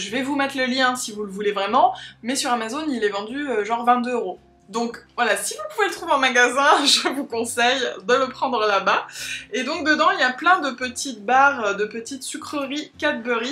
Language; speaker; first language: French; native; French